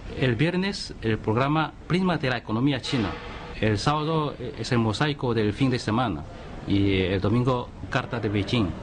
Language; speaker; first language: Spanish; non-native, fluent; Chinese